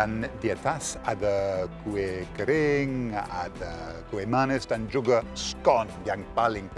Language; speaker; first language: Indonesian; non-native, fluent; English